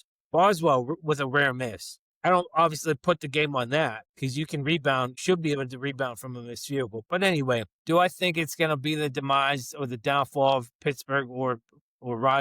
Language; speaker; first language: English; native; English